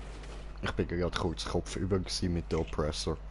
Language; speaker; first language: German; native; German